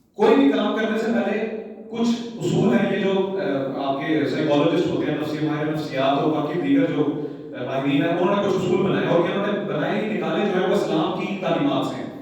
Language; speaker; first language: Urdu; non-native, local second language; Punjabi